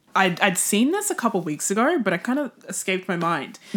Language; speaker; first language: English; native; English